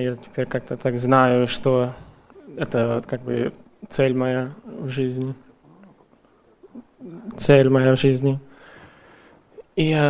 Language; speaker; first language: Russian; early bilingual, heritage; Russian